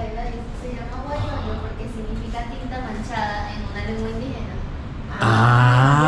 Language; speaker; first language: Spanish; native; Spanish